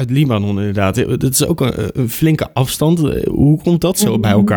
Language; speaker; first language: Dutch; native; Dutch